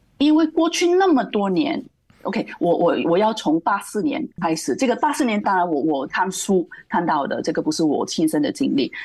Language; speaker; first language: Chinese; non-native, local second language; Cantonese